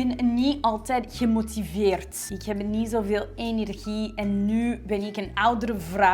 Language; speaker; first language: Dutch; non-native, learner; English